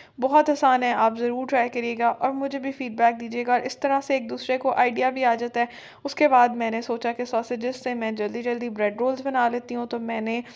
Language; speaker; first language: Urdu; native; Urdu